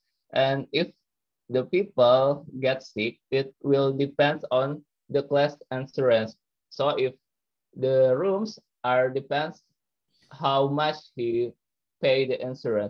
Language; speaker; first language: English; non-native, learner; Indonesian